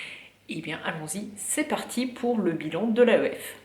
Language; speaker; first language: French; native; French